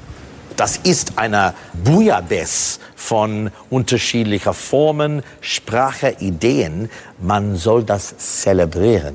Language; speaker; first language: German; non-native, fluent; English